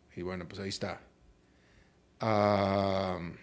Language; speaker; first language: Spanish; native; Spanish